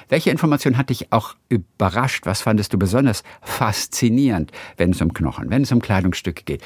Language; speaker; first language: German; native; German